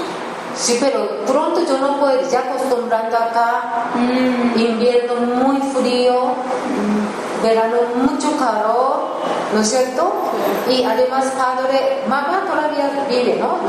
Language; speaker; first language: Spanish; non-native, learner; Japanese